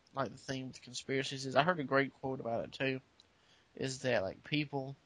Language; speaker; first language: English; native; English